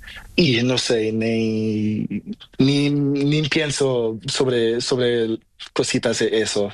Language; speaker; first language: Spanish; non-native, learner; Portuguese